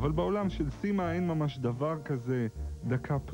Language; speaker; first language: Hebrew; native; Hebrew